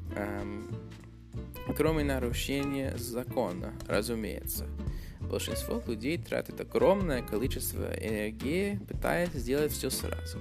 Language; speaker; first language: Russian; non-native, fluent; English